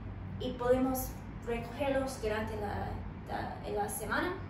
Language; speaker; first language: Spanish; non-native, learner; English